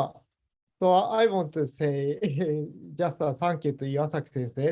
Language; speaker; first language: English; non-native, learner; Japanese